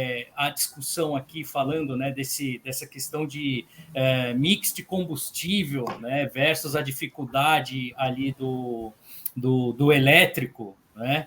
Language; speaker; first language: Portuguese; native; Portuguese